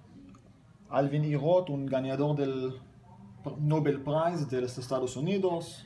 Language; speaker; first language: Spanish; non-native, learner; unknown